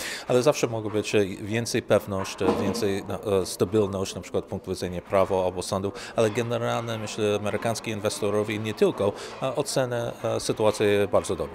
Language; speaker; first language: Polish; non-native, learner; English